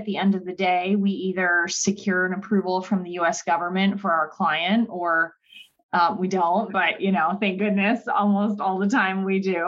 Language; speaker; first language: English; native; English